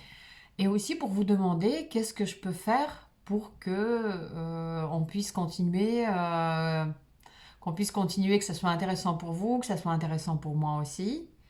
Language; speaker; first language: French; non-native, fluent; Russian